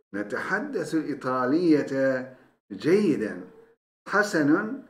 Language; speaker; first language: Arabic; non-native, fluent; Turkish